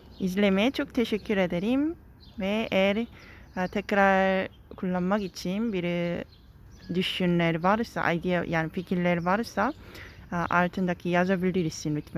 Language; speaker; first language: Turkish; non-native, learner; Korean